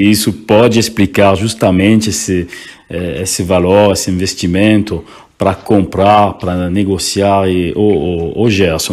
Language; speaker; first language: Portuguese; non-native, fluent; French